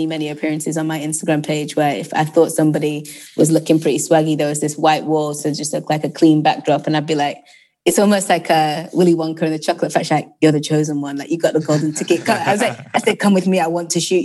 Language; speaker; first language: English; native; English